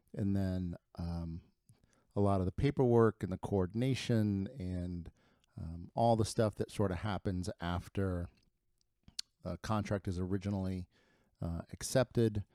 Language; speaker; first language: English; early bilingual, other home language; Spanish